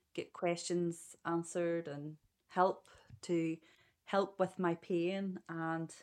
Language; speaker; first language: English; native; English